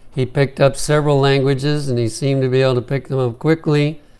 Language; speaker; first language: English; native; English